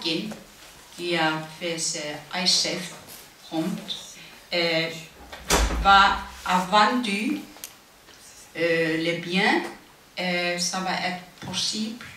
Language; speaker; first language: French; non-native, fluent; Icelandic